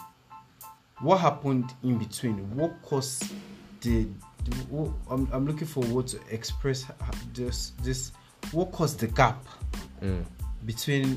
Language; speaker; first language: English; non-native, local second language; Yoruba